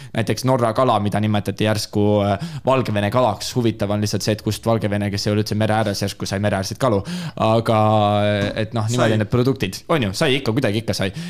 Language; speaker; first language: Estonian; native; Estonian